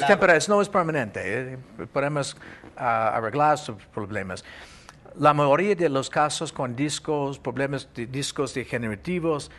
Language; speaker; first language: Spanish; non-native, fluent; English